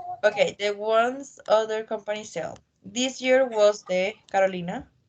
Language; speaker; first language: English; non-native, learner; Spanish